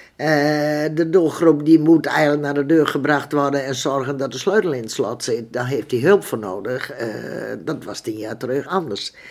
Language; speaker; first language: Dutch; native; Dutch